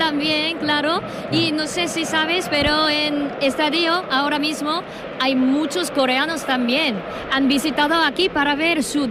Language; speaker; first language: Spanish; non-native, fluent; Korean